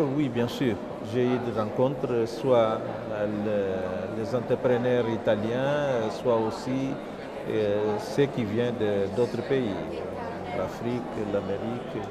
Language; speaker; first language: French; non-native, fluent; Portuguese